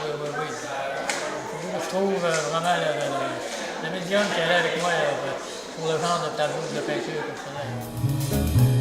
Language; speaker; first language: French; native; French